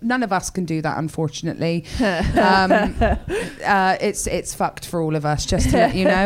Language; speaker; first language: English; native; English